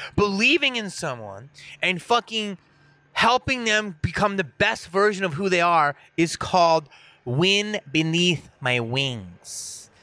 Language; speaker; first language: English; native; English